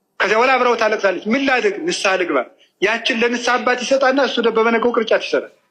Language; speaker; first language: Amharic; native; Amharic